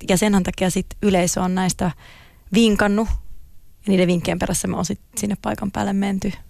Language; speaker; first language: Finnish; native; Finnish